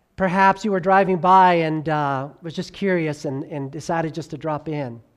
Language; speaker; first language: English; native; English